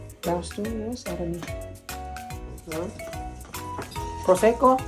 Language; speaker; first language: German; non-native, learner; Thai